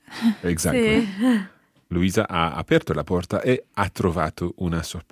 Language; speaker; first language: Italian; non-native, fluent; English